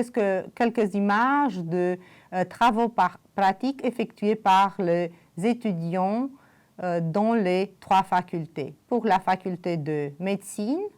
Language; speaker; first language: French; non-native, fluent; Romanian